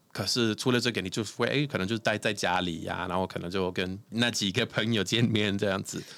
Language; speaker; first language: Chinese; non-native, fluent; Swedish